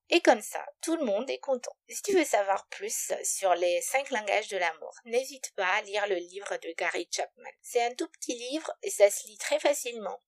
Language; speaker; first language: French; non-native, fluent; Romanian